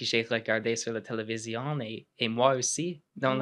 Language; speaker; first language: French; non-native, local second language; English